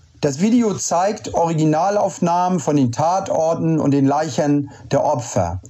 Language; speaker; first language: German; native; German